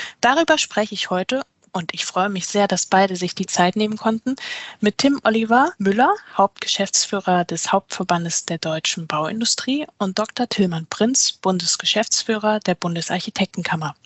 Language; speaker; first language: German; native; German